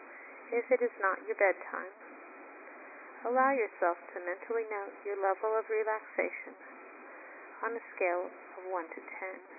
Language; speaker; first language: English; native; English